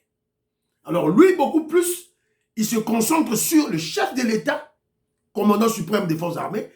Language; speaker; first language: French; non-native, local second language; Lingala